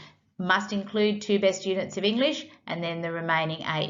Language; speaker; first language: English; native; English